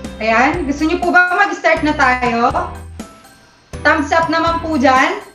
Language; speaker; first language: Filipino; non-native, local second language; Waray